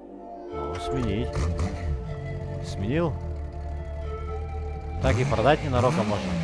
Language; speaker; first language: Russian; native; Russian